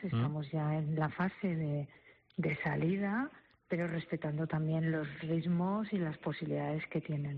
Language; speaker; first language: Spanish; native; Spanish